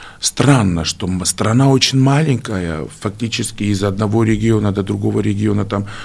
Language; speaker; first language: Russian; non-native, fluent; Georgian